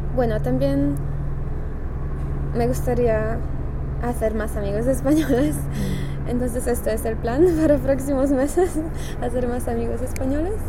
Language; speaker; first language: Spanish; non-native, learner; Polish